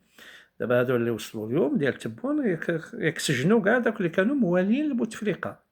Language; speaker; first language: Arabic; native; Arabic